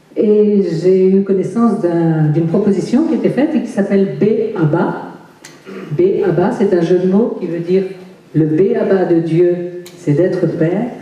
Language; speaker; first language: French; native; French